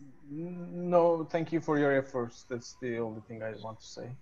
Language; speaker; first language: English; non-native, fluent; Turkish